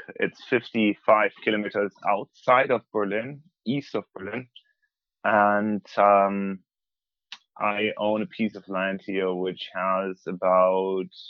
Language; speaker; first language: English; non-native, fluent; German